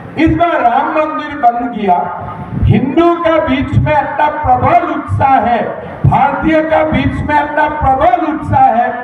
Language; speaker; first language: Hindi; non-native, local second language; Assamese